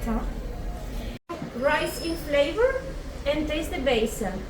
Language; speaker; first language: English; non-native, learner; French